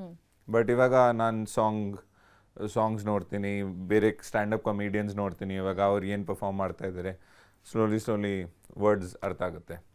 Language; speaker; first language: Kannada; non-native, learner; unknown